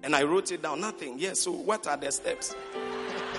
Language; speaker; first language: English; non-native, local second language; Akan